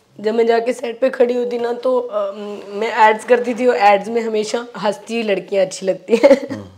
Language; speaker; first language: Hindi; native; Hindi